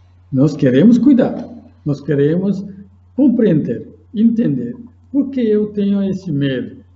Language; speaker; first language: Portuguese; non-native, fluent; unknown